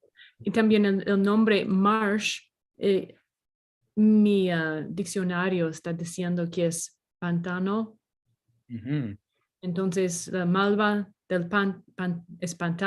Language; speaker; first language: Spanish; non-native, learner; English